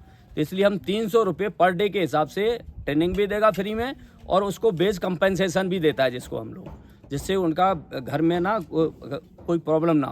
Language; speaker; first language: Hindi; native; Hindi